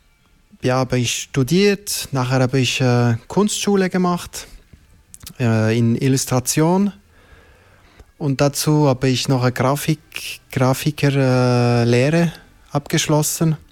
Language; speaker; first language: German; non-native, local second language; French